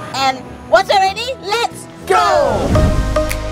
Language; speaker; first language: English; non-native, local second language; Chinese